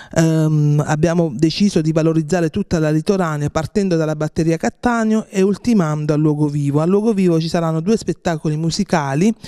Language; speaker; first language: Italian; native; Italian